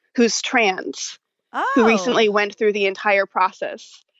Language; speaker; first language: English; native; English